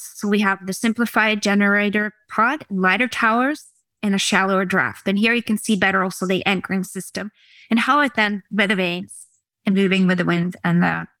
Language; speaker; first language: English; non-native, fluent; Norwegian